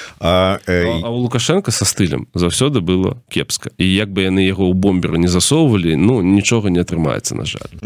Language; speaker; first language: Belarusian; non-native, local second language; Russian